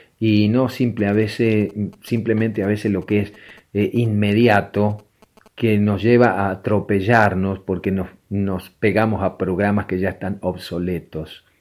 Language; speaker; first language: Spanish; native; Spanish